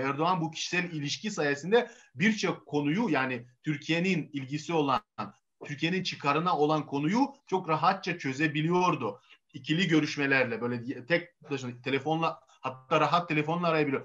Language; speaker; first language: Turkish; non-native, fluent; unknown